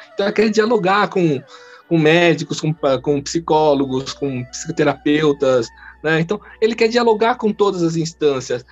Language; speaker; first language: Portuguese; early bilingual, other home language; Chinese